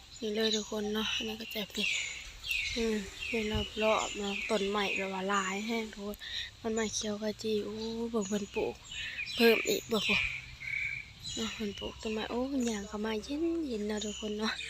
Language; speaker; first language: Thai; non-native, local second language; Lao